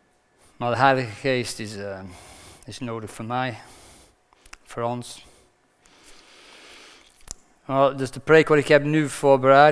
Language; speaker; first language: Dutch; non-native, fluent; English